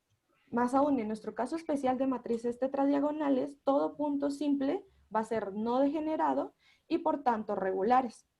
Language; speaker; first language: Spanish; native; Spanish